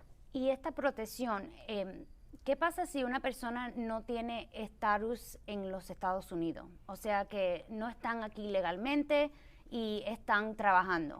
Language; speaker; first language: Spanish; early bilingual, other home language; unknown